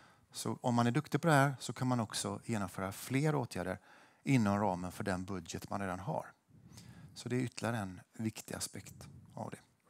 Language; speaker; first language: Swedish; native; Swedish